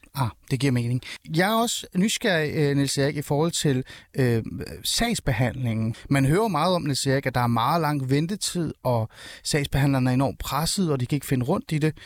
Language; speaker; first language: Danish; early bilingual, other home language; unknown